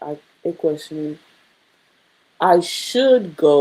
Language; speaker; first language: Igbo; non-native, learner; English